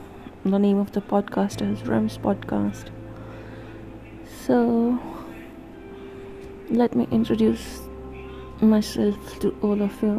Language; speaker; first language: English; non-native, local second language; Hindi